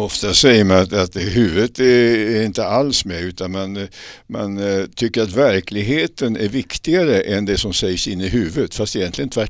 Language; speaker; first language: Swedish; native; Swedish